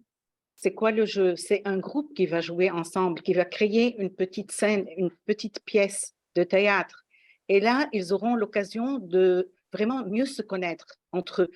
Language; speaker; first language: French; non-native, local second language; Arabic